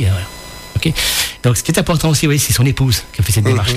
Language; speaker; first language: French; native; French